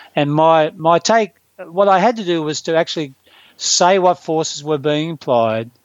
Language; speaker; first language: English; native; English